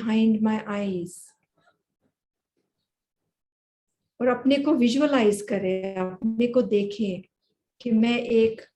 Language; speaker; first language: Hindi; native; Hindi